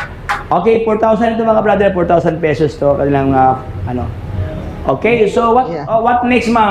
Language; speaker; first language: Filipino; native; Filipino